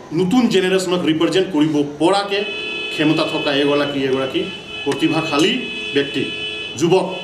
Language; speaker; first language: Assamese; non-native, local second language; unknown